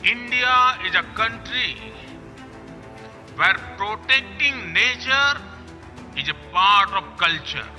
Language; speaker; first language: English; non-native, local second language; Hindi